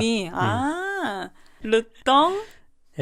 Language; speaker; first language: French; non-native, learner; Korean